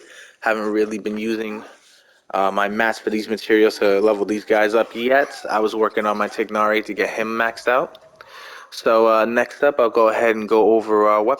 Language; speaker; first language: English; native; English